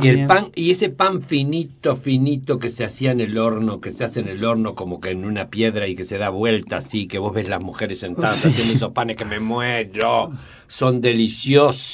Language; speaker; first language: Spanish; native; Spanish